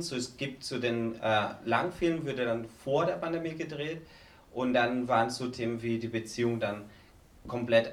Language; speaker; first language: German; non-native, fluent; Spanish